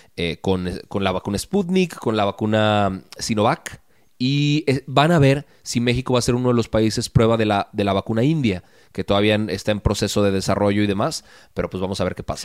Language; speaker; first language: Spanish; native; Spanish